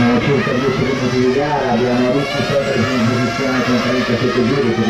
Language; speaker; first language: Italian; native; Italian